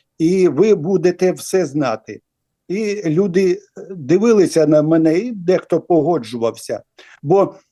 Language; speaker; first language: Ukrainian; native; Ukrainian